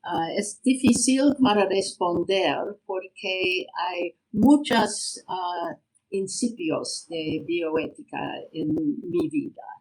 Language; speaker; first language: Spanish; non-native, learner; English